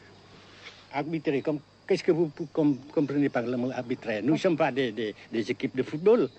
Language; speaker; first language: French; non-native, fluent; Vietnamese